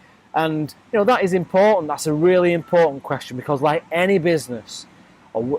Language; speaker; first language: English; native; English